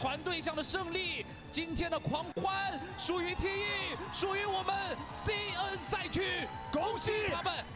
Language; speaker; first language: Chinese; native; Chinese